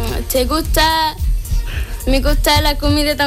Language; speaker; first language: Spanish; non-native, learner; Arabic